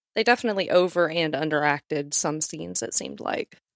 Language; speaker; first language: English; native; English